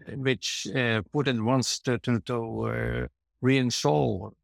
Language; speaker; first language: English; non-native, fluent; Dutch